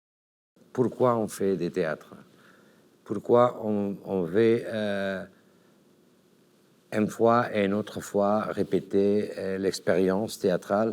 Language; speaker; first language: French; non-native, learner; Catalan